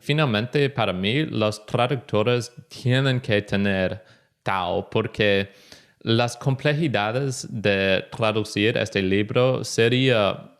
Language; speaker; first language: Spanish; non-native, fluent; English